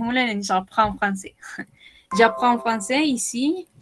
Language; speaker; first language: French; non-native, learner; Spanish